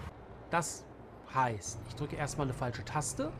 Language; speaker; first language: German; native; German